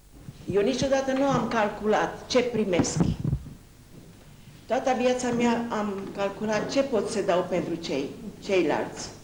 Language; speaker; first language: Romanian; non-native, local second language; Hungarian